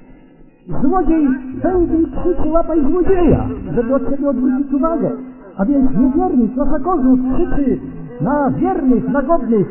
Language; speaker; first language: Polish; native; Polish